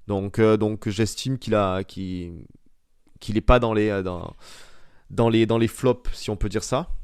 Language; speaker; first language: French; native; French